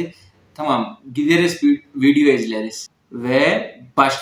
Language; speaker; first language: Turkish; non-native, fluent; Urdu